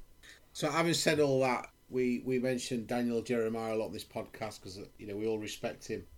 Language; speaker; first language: English; native; English